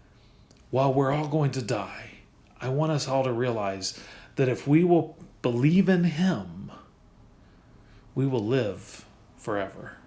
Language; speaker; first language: English; native; English